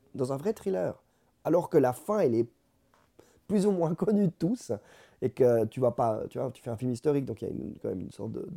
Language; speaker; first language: French; non-native, fluent; Spanish